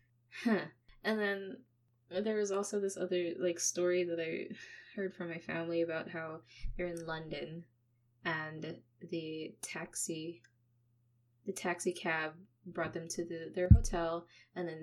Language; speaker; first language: English; non-native, local second language; Filipino